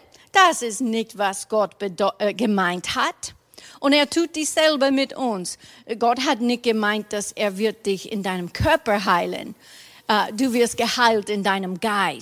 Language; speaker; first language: German; non-native, fluent; English